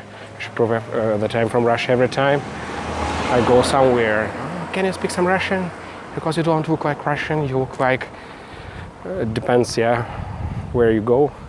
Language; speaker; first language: English; non-native, fluent; Russian